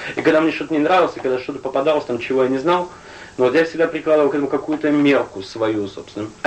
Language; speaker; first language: Russian; native; Russian